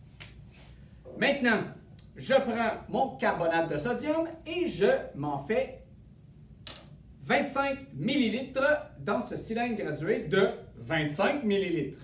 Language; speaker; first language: French; native; French